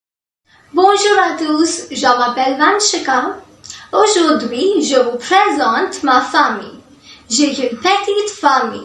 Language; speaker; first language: French; non-native, learner; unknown